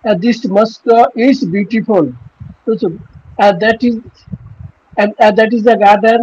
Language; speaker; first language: English; non-native, learner; Bangla